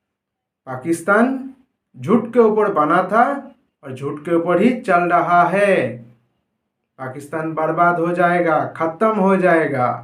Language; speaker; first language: Hindi; non-native, local second language; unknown